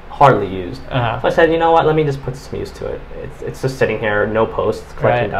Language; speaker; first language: English; native; English